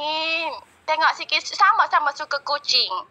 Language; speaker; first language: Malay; non-native, learner; Vietnamese